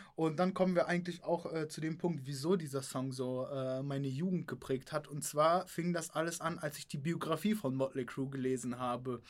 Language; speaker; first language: German; early bilingual, other home language; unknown